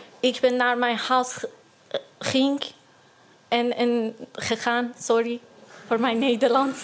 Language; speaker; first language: Dutch; non-native, learner; Persian